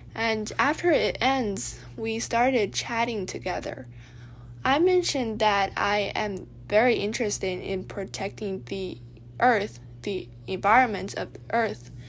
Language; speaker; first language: English; non-native, fluent; Chinese